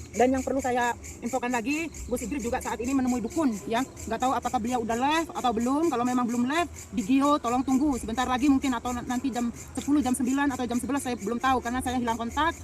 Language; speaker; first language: Indonesian; non-native, local second language; Madurese